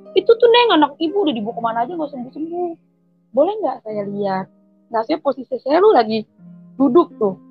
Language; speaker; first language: Indonesian; native; Indonesian